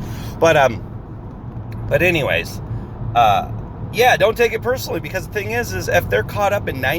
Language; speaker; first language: English; native; English